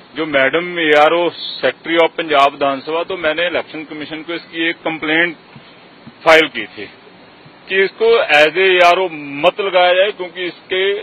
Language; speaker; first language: Hindi; non-native, local second language; Punjabi